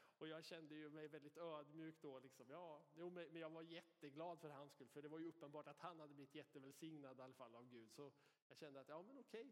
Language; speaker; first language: Swedish; native; Swedish